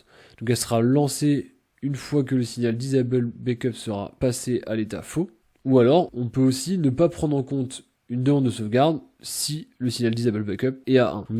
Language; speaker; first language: French; native; French